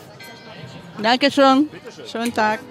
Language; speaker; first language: German; non-native, learner; Ukrainian